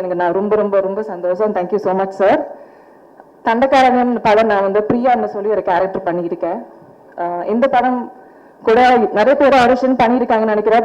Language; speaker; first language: Tamil; non-native, fluent; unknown